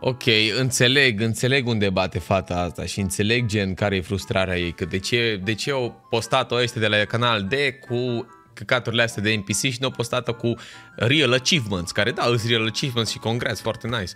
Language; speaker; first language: Romanian; native; Romanian